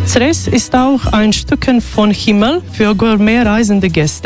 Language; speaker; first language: German; non-native, fluent; Croatian